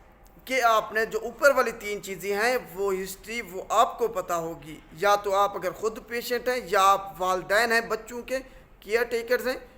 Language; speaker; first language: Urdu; non-native, local second language; Punjabi